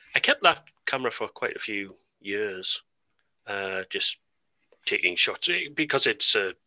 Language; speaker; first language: English; native; English